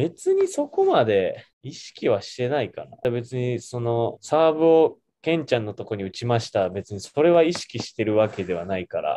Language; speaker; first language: Japanese; native; Japanese